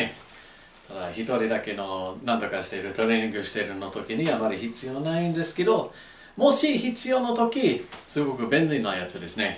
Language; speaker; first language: Japanese; non-native, learner; English